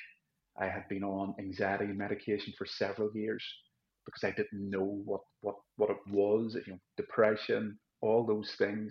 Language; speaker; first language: English; native; English